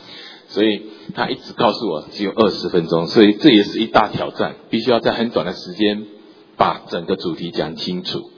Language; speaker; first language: Chinese; native; Chinese